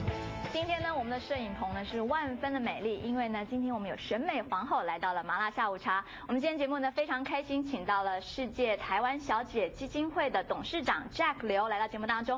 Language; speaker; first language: Chinese; native; Chinese